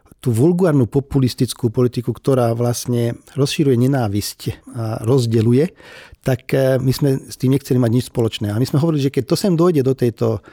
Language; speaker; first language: Slovak; non-native, local second language; Hungarian